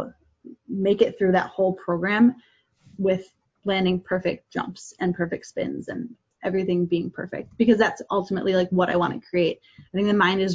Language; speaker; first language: English; native; English